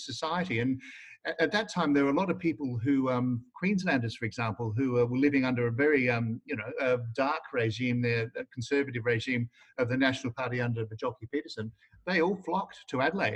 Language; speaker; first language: English; native; English